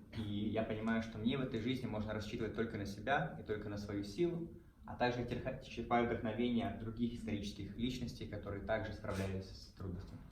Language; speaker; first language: Russian; native; Russian